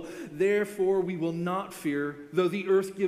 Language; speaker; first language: English; native; English